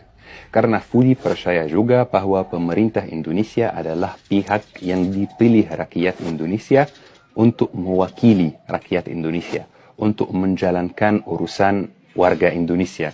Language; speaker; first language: Indonesian; non-native, fluent; Arabic